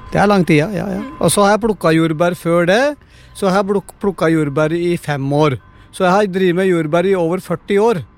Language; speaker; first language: Norwegian; non-native, fluent; Punjabi